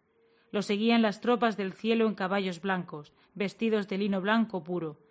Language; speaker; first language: Spanish; native; Spanish